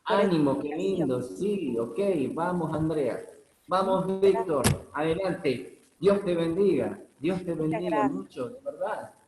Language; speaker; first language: Spanish; native; Spanish